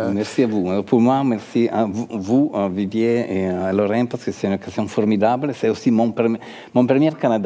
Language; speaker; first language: French; non-native, fluent; Italian